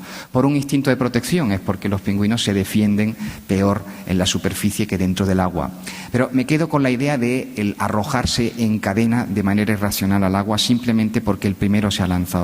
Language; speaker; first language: Spanish; native; Spanish